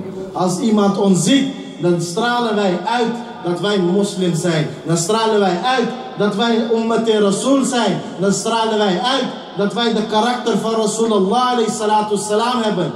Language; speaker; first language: Dutch; early bilingual, heritage; Urdu